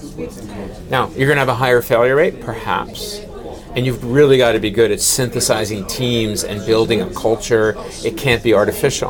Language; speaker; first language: English; native; English